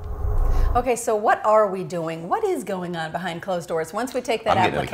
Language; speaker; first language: English; native; English